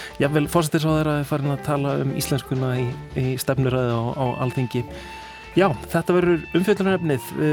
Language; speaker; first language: Icelandic; native; Icelandic